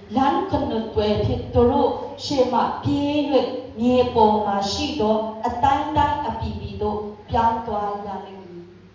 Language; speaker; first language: Burmese; non-native, local second language; Kachin